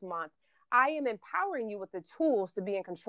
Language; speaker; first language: English; native; English